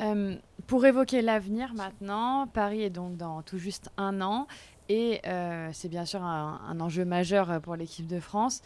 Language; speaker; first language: French; native; French